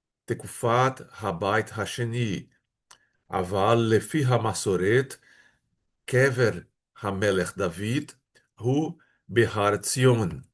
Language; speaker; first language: Hebrew; non-native, fluent; Portuguese